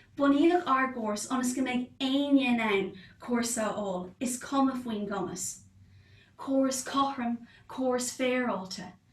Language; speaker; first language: Irish; non-native, local second language; English